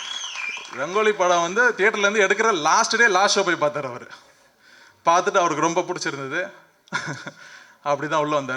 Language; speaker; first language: Tamil; native; Tamil